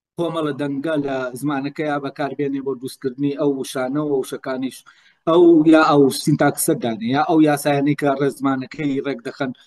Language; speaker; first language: Central Kurdish; non-native, local second language; Gurani